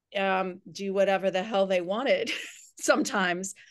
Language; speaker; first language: English; native; English